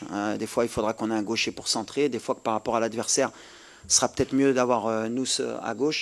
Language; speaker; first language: French; native; French